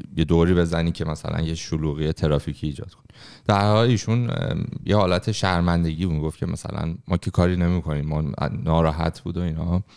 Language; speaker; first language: Persian; native; Persian